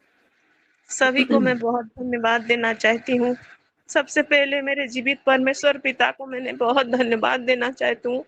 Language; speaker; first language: Hindi; non-native, local second language; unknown